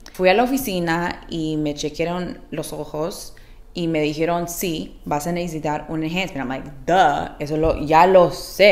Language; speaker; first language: Spanish; early bilingual, heritage; Spanish